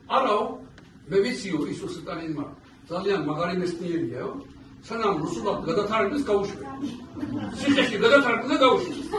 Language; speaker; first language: Georgian; early bilingual, heritage; Georgian